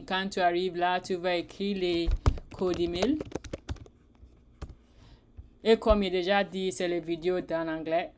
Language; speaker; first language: French; non-native, learner; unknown